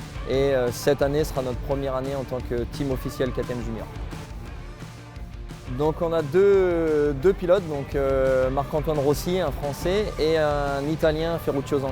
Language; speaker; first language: French; native; French